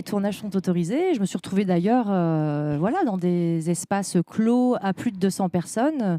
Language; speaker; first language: French; native; French